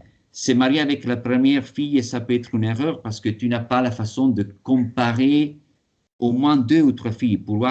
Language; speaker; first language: French; non-native, fluent; Italian